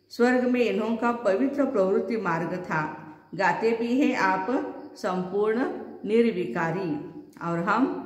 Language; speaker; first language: Hindi; non-native, local second language; Marathi